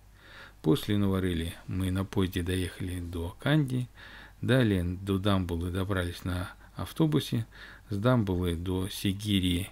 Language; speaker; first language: Russian; native; Russian